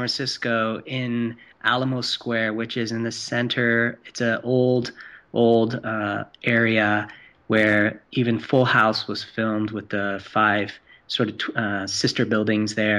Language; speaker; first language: English; non-native, local second language; Cantonese